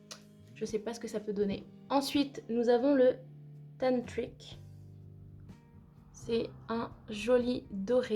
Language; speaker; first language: French; native; French